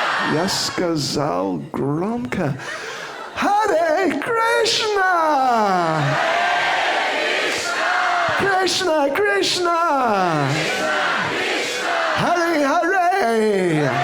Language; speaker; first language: Russian; non-native, learner; English